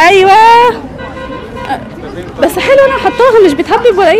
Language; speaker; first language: Arabic; native; Arabic